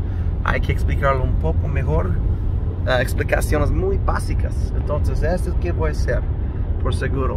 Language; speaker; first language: Spanish; early bilingual, heritage; English